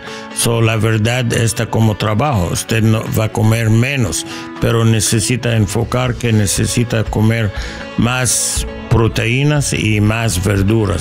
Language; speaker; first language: Spanish; non-native, learner; English